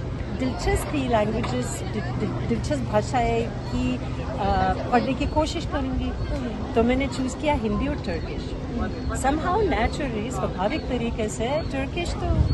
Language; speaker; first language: Hindi; non-native, fluent; Lithuanian